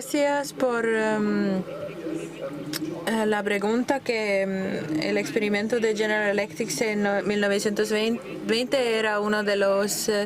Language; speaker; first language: Spanish; non-native, fluent; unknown